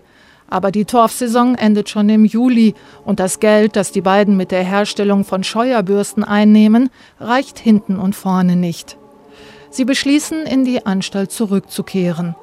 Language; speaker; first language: German; native; German